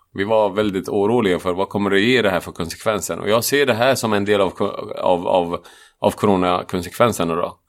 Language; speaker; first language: Swedish; non-native, fluent; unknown